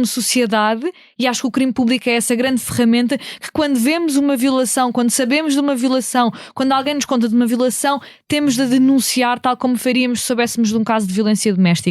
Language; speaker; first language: Portuguese; native; Portuguese